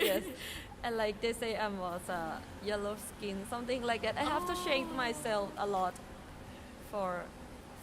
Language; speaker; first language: English; non-native, fluent; Thai